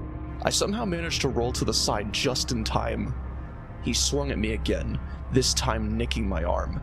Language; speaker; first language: English; native; English